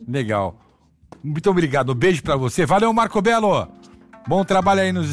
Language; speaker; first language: Portuguese; native; Portuguese